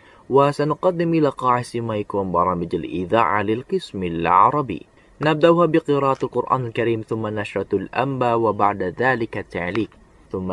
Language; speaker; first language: Arabic; non-native, fluent; Indonesian